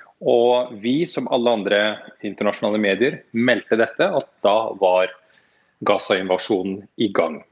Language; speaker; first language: Norwegian; native; Norwegian